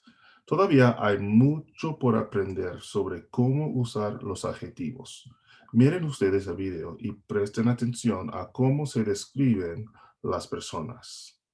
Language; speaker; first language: Spanish; non-native, fluent; English